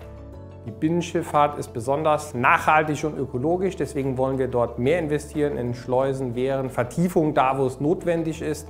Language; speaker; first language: German; native; German